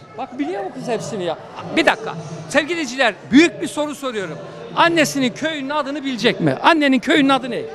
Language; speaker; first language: Turkish; native; Turkish